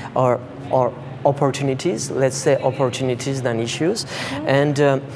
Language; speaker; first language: English; non-native, fluent; French